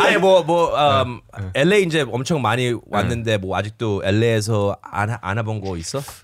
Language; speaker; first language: Korean; early bilingual, heritage; Korean